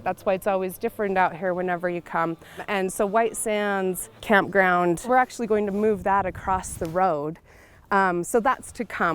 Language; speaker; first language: English; native; English